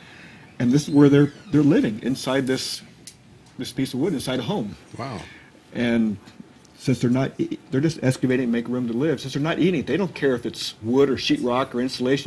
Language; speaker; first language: English; native; English